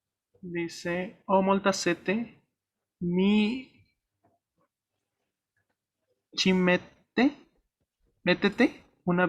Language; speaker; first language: Italian; non-native, learner; Spanish